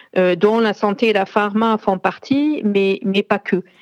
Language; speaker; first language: French; non-native, fluent; German